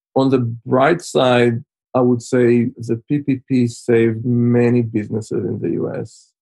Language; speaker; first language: English; non-native, fluent; Hebrew